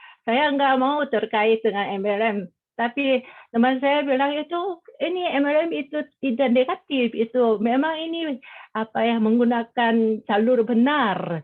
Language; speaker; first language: Indonesian; non-native, fluent; Korean